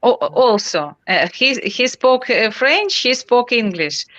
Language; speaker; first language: English; non-native, learner; Ukrainian